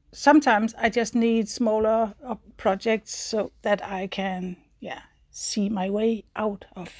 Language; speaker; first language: English; non-native, fluent; Danish